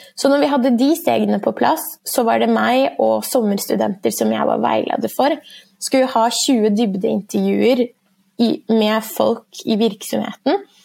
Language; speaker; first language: Norwegian; early bilingual, other home language; Persian